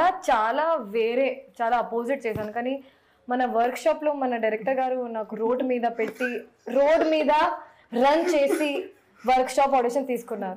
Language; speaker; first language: Telugu; non-native, learner; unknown